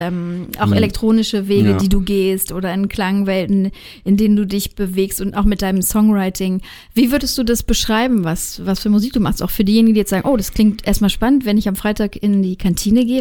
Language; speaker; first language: German; native; German